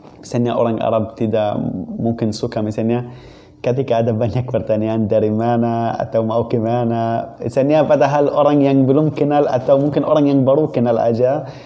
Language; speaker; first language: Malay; non-native, fluent; Arabic